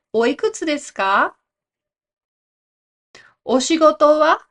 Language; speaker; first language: Japanese; non-native, fluent; English